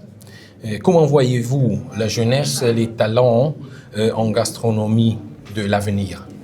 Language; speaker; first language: French; non-native, learner; Hungarian